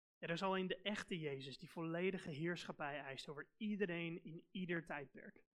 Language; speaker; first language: Dutch; non-native, fluent; English